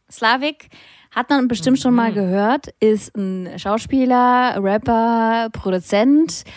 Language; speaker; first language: German; early bilingual, other home language; Russian